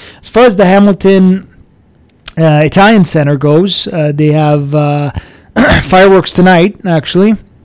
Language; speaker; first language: English; early bilingual, other home language; Italian